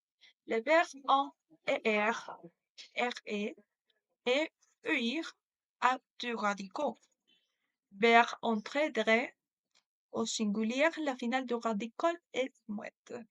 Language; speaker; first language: French; non-native, learner; Spanish